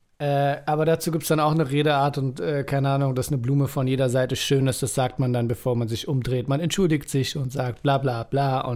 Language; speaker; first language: German; early bilingual, other home language; Persian